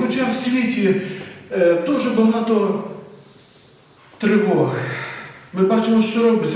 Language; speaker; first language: Ukrainian; native; Ukrainian